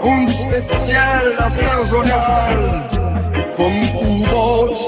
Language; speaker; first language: German; non-native, learner; Dutch